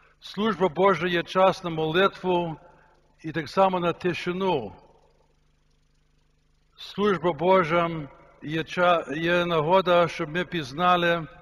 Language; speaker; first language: Ukrainian; early bilingual, heritage; Ukrainian